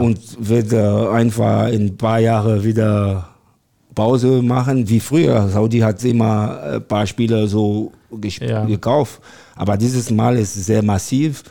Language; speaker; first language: German; non-native, learner; French